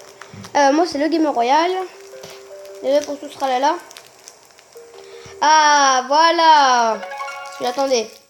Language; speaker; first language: French; native; French